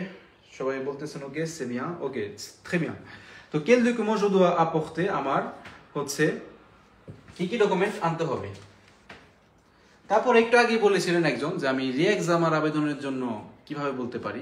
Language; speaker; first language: French; non-native, fluent; Bangla